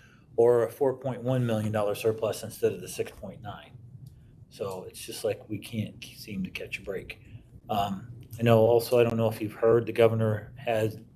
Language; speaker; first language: English; native; English